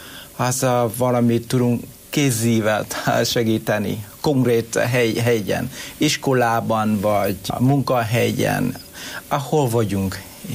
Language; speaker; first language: Hungarian; non-native, learner; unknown